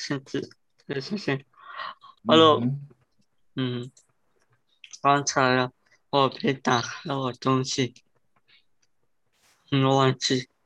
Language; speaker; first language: Chinese; non-native, learner; English